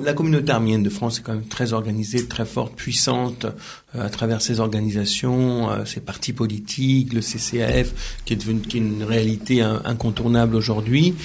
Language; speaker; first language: French; native; French